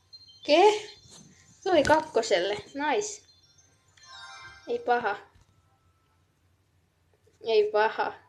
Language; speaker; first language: Finnish; native; Finnish